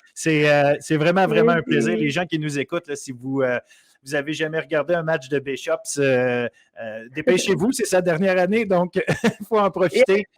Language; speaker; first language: French; native; French